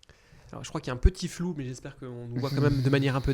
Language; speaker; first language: French; native; French